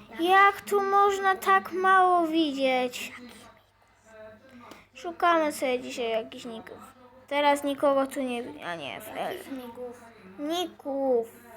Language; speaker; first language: Polish; native; Polish